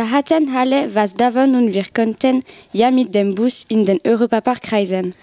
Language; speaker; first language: German; non-native, learner; French